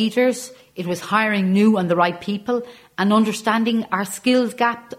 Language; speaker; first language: English; native; English